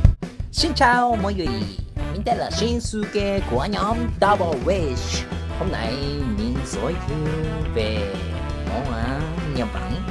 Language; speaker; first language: Vietnamese; non-native, learner; Japanese